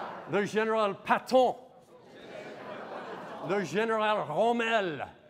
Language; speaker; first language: French; non-native, fluent; English